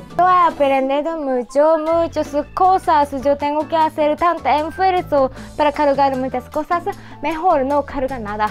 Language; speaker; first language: Spanish; non-native, learner; Japanese